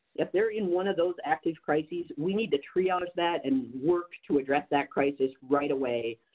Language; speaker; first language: English; native; English